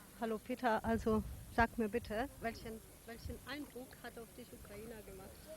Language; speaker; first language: German; non-native, learner; Ukrainian